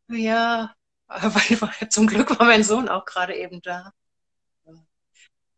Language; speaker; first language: German; native; German